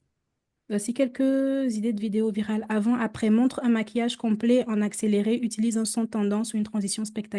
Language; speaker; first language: French; native; French